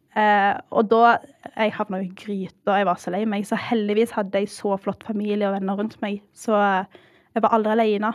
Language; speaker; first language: Norwegian; early bilingual, heritage; Norwegian